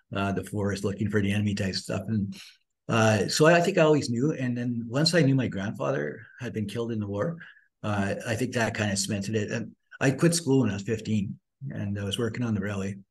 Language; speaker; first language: English; native; English